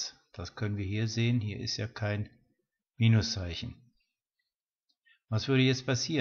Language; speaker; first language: German; native; German